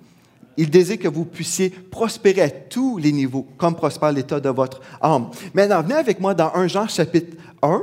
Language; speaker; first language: French; native; French